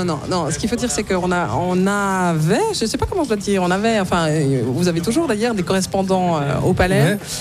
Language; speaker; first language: French; native; French